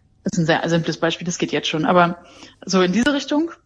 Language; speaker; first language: German; native; German